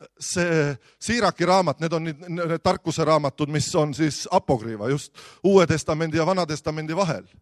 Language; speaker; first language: Estonian; native; Estonian